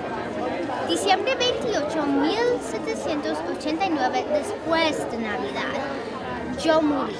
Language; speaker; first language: Spanish; non-native, learner; English